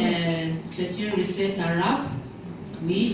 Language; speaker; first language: French; non-native, learner; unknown